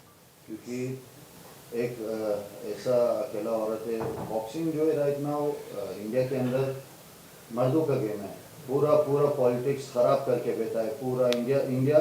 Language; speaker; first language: Hindi; non-native, fluent; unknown